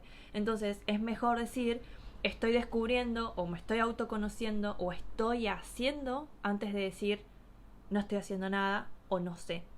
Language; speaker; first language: Spanish; native; Spanish